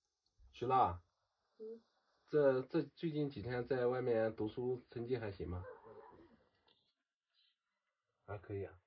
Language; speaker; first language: Chinese; native; Chinese